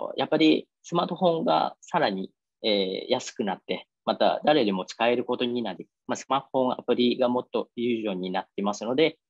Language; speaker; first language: Japanese; non-native, fluent; Vietnamese